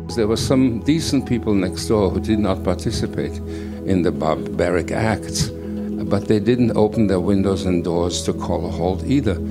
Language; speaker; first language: English; early bilingual, other home language; German